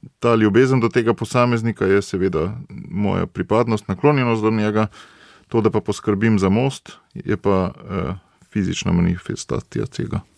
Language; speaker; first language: Slovenian; native; Slovenian